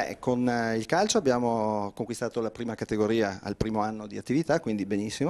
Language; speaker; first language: Italian; native; Italian